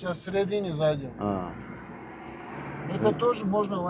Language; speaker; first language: Russian; non-native, local second language; Uzbek